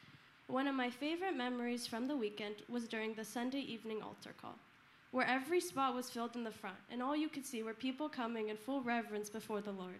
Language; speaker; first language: English; early bilingual, other home language; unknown